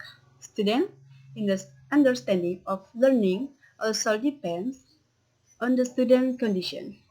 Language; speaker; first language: English; non-native, learner; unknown